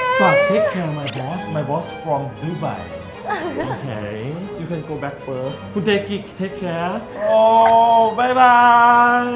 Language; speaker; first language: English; non-native, learner; Thai